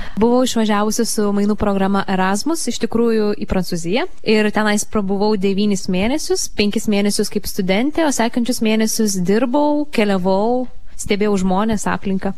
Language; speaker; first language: Lithuanian; native; Lithuanian